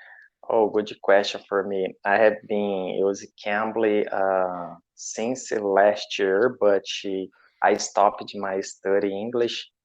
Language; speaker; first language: English; non-native, learner; Portuguese